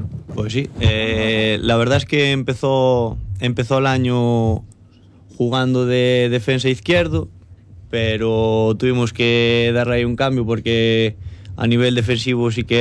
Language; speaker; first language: Spanish; native; Spanish